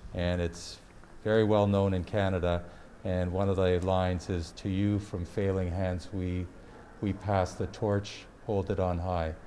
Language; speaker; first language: English; native; English